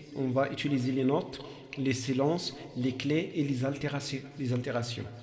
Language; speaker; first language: French; non-native, local second language; Arabic